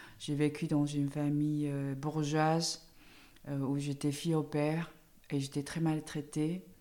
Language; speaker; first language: French; non-native, fluent; Chinese